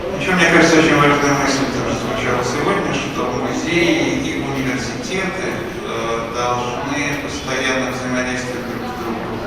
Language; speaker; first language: Russian; native; Russian